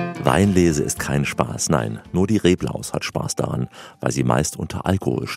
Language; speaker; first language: German; native; German